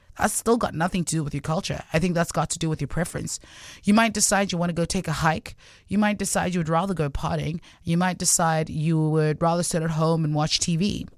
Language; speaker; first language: English; non-native, local second language; Southern Sotho